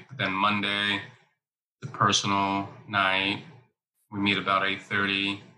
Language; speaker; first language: English; early bilingual, other home language; Spanish